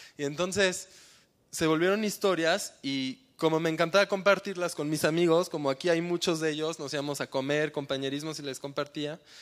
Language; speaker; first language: Spanish; early bilingual, heritage; Spanish